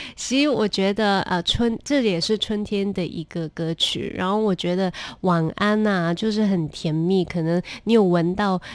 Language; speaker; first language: Chinese; non-native, local second language; Cantonese